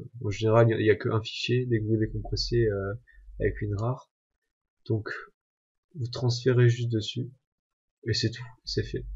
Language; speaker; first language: French; native; French